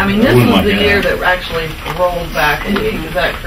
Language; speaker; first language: English; native; English